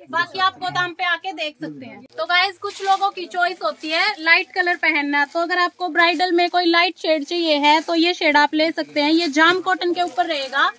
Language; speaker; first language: Hindi; native; Hindi